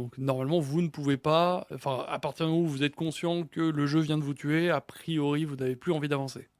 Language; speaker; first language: French; native; French